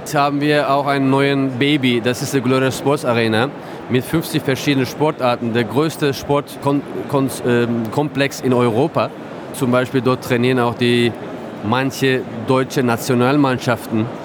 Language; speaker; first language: German; non-native, fluent; Turkish